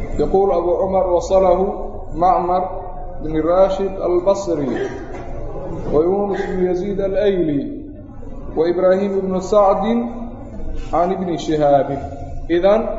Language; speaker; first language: Arabic; non-native, local second language; Somali